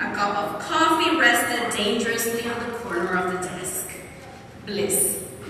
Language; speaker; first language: English; non-native, local second language; Spanish